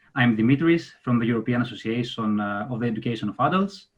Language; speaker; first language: English; non-native, fluent; Greek